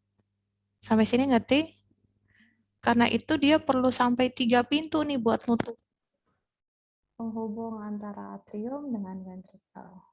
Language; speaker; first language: Indonesian; native; Indonesian